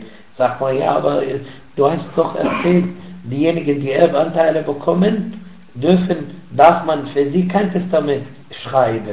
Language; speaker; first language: German; non-native, fluent; Arabic